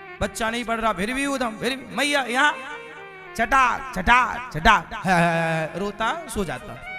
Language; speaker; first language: Hindi; native; Hindi